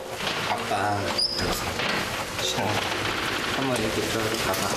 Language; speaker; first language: Korean; native; Korean